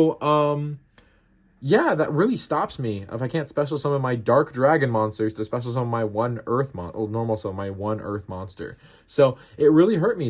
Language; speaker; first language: English; native; English